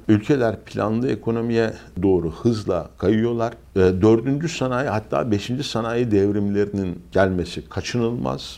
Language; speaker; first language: Turkish; native; Turkish